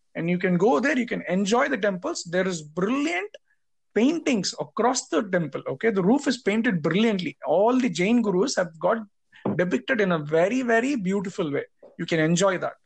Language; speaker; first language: English; non-native, local second language; Tamil